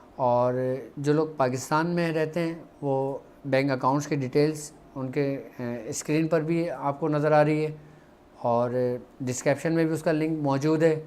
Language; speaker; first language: Urdu; native; Urdu